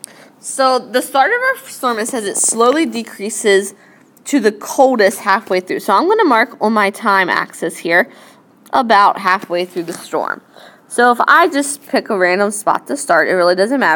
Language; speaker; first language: English; native; English